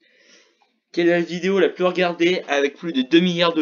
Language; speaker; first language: French; native; French